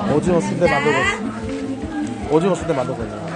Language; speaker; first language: Korean; native; Korean